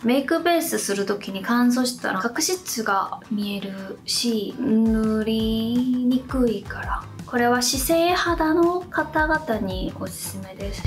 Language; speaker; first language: Japanese; non-native, fluent; Korean